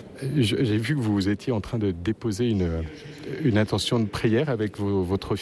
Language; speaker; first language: French; native; French